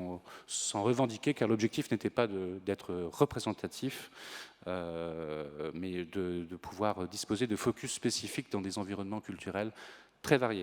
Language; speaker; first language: French; native; French